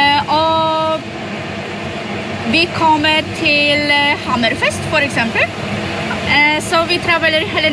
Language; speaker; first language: Norwegian; non-native, learner; Polish